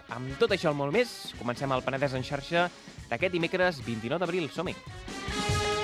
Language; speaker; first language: Catalan; native; Catalan